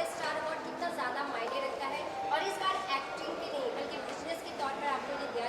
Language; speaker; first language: Hindi; native; Hindi